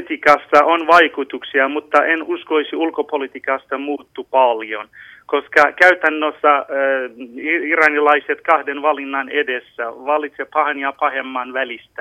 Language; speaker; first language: Finnish; non-native, fluent; Persian